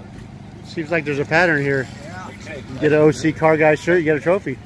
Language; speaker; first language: English; native; English